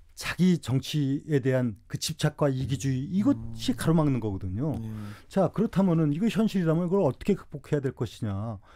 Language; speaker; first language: Korean; native; Korean